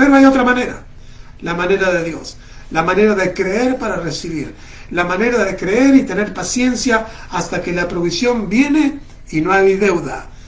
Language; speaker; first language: Spanish; native; Spanish